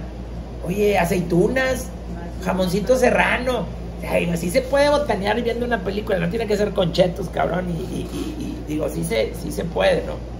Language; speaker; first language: Spanish; native; Spanish